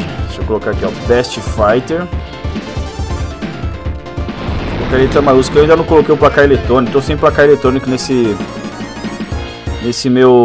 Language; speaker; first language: Portuguese; native; Portuguese